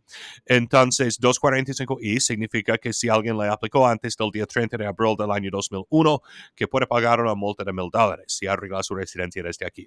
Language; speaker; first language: Spanish; non-native, fluent; English